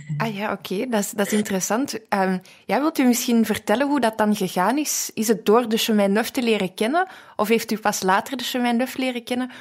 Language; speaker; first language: Dutch; native; Dutch